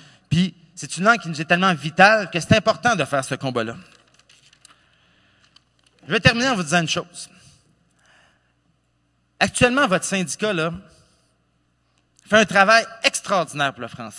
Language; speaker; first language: French; native; French